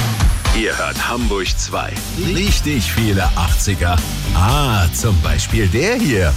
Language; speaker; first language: German; native; German